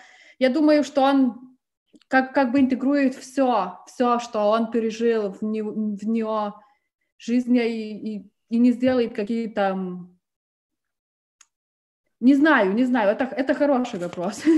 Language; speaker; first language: Russian; non-native, fluent; Lithuanian